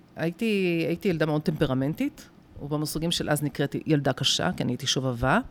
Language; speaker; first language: Hebrew; native; Hebrew